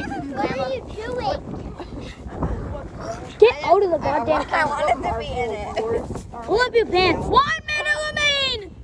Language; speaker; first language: English; native; English